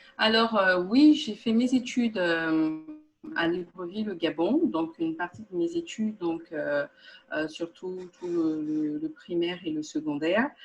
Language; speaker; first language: French; non-native, local second language; Portuguese